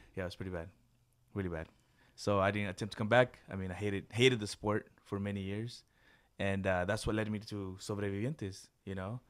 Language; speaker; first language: English; early bilingual, other home language; Spanish